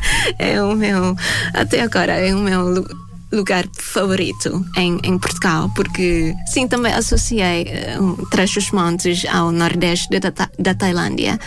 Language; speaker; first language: Portuguese; non-native, fluent; Thai